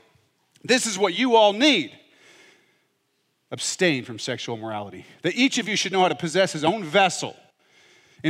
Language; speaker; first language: English; native; English